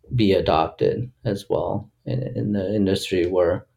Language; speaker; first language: English; early bilingual, other home language; Chinese